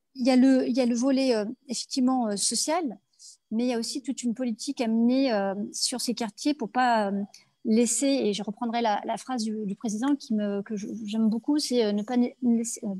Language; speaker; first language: French; native; French